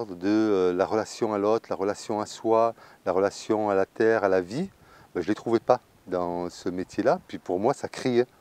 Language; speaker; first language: French; native; French